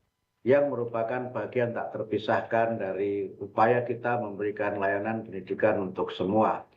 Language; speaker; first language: Indonesian; native; Indonesian